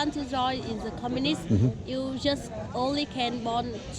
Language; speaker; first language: English; non-native, learner; Vietnamese